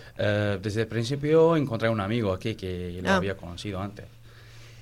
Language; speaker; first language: Spanish; non-native, learner; Arabic